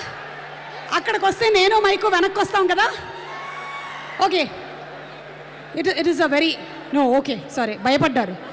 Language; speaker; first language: Telugu; native; Telugu